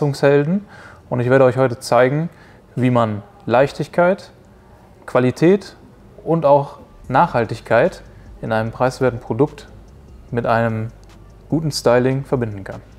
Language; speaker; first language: German; native; German